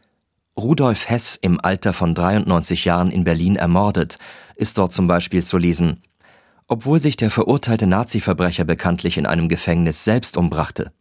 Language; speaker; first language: German; native; German